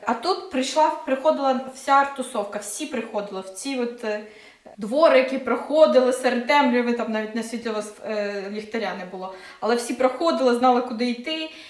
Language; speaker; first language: Ukrainian; non-native, local second language; Russian